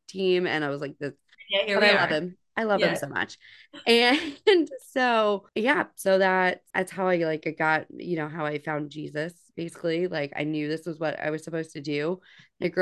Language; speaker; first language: English; native; English